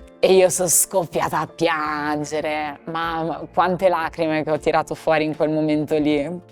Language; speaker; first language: Italian; native; Italian